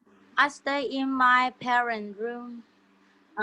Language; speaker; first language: English; non-native, learner; Vietnamese